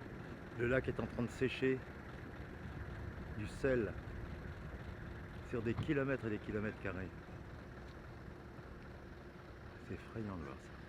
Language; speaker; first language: French; native; French